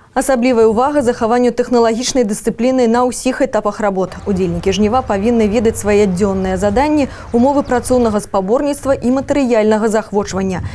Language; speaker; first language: Belarusian; native; Belarusian